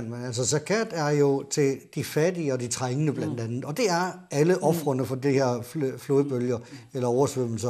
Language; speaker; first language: Danish; native; Danish